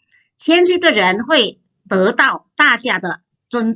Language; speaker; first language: Chinese; non-native, fluent; Indonesian